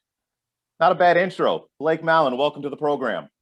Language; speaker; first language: English; native; English